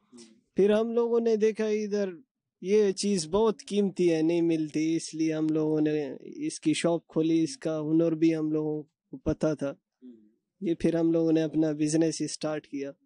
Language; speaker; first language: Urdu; non-native, local second language; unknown